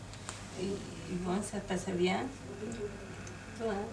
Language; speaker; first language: French; non-native, learner; Spanish